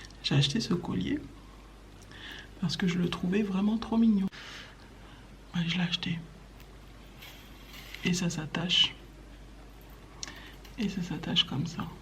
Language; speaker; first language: French; native; French